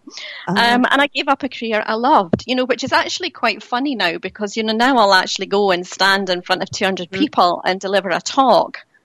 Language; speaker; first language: English; native; English